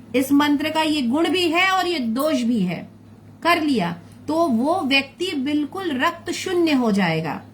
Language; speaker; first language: Hindi; non-native, local second language; Bangla